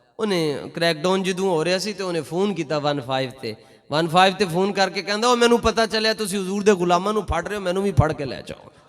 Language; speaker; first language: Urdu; non-native, local second language; Punjabi